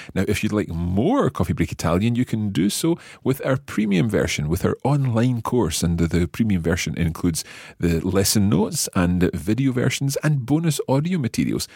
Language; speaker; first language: English; native; English